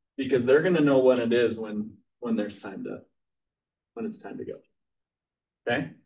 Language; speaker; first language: English; native; English